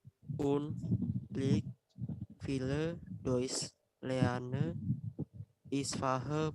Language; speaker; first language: German; non-native, learner; Indonesian